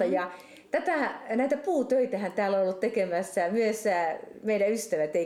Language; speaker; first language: Finnish; native; Finnish